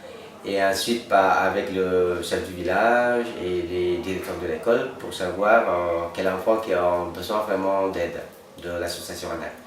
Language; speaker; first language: French; non-native, fluent; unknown